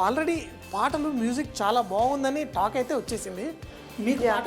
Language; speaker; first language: Telugu; native; Telugu